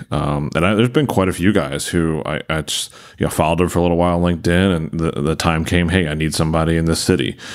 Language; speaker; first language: English; native; English